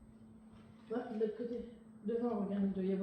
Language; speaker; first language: French; native; French